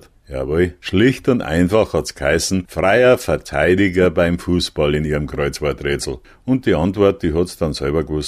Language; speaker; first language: German; native; German